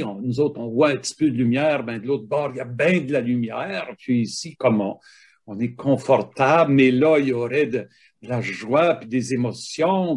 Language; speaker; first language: French; native; French